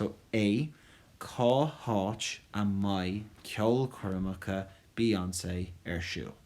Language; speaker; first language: Irish; non-native, local second language; English